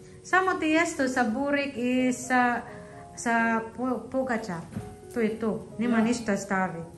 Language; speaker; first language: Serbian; non-native, learner; Filipino